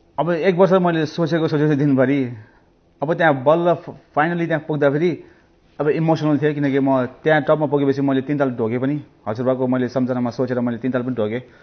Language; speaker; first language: Nepali; early bilingual, heritage; Nepali